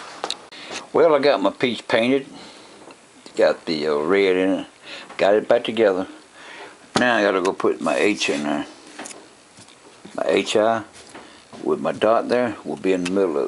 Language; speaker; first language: English; native; English